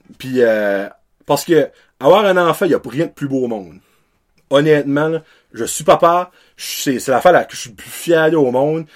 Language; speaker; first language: French; native; French